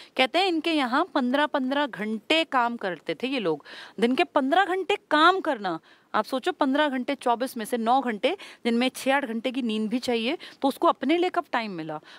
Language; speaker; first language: Hindi; native; Hindi